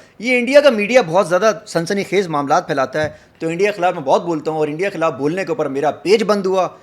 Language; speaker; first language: Urdu; native; Urdu